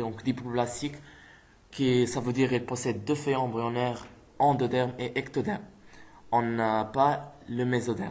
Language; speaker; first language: French; non-native, local second language; Arabic